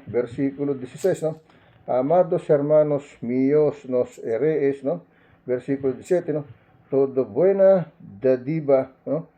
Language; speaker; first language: Spanish; non-native, learner; Filipino